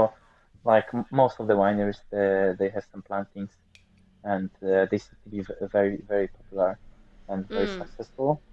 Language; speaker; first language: English; non-native, fluent; Polish